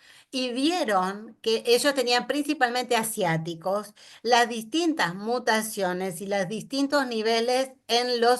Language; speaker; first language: Spanish; native; Spanish